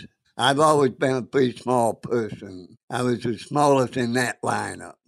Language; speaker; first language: English; native; English